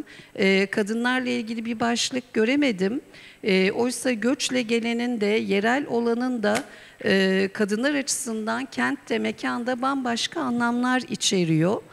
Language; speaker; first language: Turkish; native; Turkish